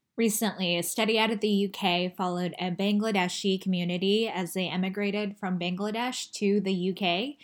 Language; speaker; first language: English; early bilingual, other home language; Chinese